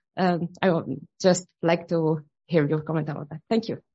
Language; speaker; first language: English; non-native, learner; Arabic